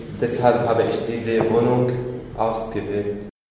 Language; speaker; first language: German; non-native, learner; Arabic